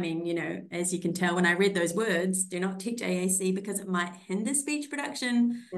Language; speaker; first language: English; native; English